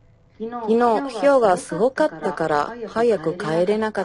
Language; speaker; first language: Japanese; non-native, learner; Spanish